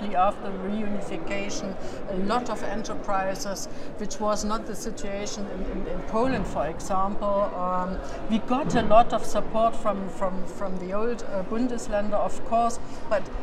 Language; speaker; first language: English; non-native, learner; German